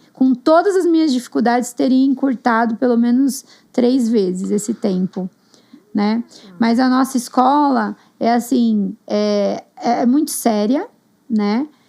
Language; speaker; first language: Portuguese; native; Portuguese